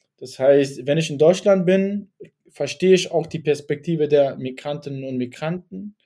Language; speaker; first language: German; early bilingual, other home language; Kurdish